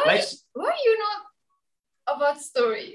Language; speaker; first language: English; non-native, learner; Japanese